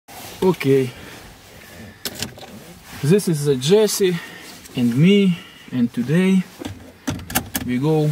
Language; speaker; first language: English; non-native, learner; Russian